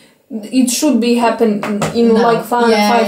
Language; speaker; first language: English; non-native, fluent; Serbian